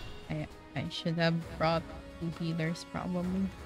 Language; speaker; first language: English; non-native, local second language; Filipino